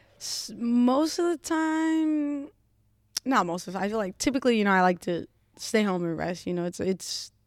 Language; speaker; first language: English; native; English